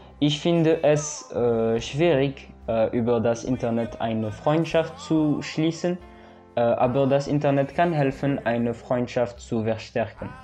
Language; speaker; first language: German; non-native, learner; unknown